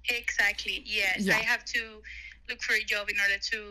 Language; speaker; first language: English; non-native, fluent; Spanish